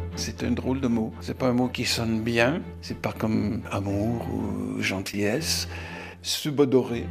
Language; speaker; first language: French; native; French